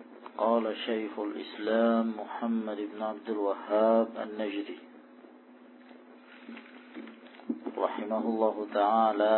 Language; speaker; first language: Arabic; non-native, fluent; Indonesian